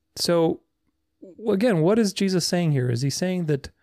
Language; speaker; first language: English; non-native, fluent; Romanian